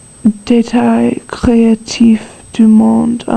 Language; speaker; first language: French; non-native, learner; English